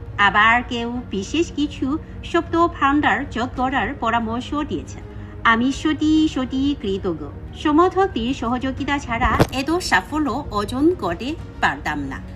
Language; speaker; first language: Bangla; non-native, fluent; Chinese